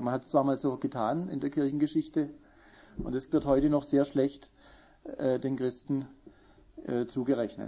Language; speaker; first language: German; native; German